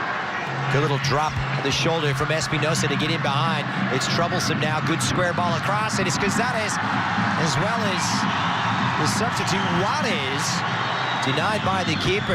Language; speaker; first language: English; native; English